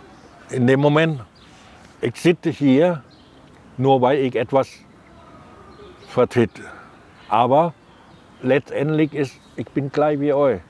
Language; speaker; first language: German; non-native, learner; Thai